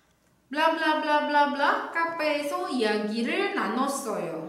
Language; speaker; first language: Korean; non-native, fluent; Indonesian